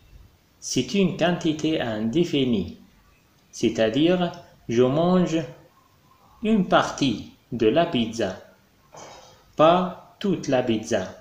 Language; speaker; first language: French; non-native, fluent; Arabic